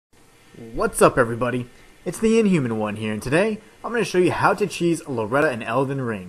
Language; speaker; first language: English; native; English